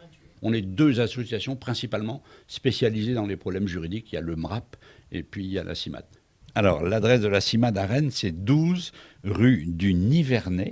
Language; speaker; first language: French; native; French